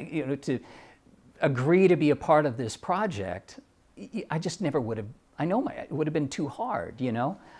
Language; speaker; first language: English; native; English